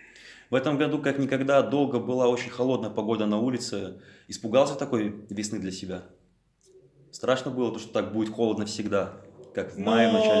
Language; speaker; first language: Russian; native; Russian